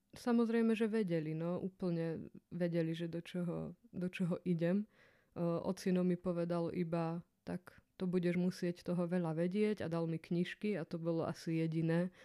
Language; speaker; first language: Slovak; native; Slovak